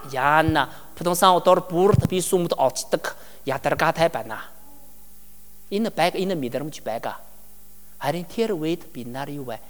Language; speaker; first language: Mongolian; non-native, learner; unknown